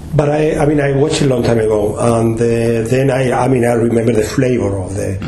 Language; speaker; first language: English; non-native, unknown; Spanish